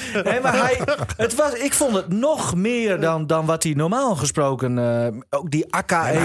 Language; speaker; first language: Dutch; native; Dutch